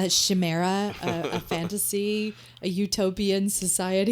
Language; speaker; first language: English; native; English